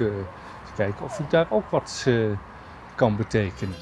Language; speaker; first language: Dutch; native; Dutch